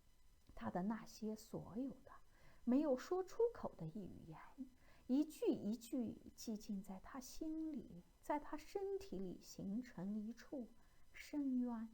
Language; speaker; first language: Chinese; native; Chinese